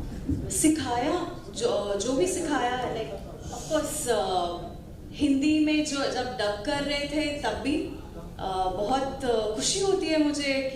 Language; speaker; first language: Hindi; non-native, local second language; Kannada